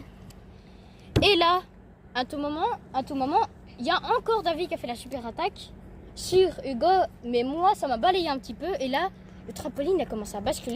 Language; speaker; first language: French; native; French